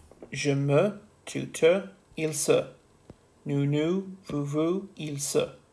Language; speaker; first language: French; non-native, fluent; English